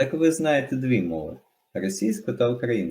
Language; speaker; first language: Ukrainian; non-native, local second language; Russian